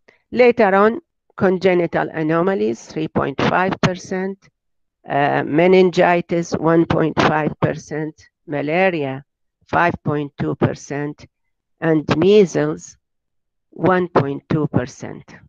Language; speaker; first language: English; non-native, fluent; Arabic